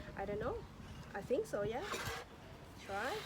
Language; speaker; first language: English; non-native, learner; Thai